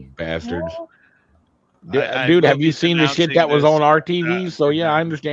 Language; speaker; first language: English; native; English